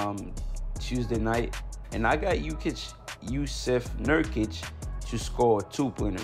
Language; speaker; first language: English; native; English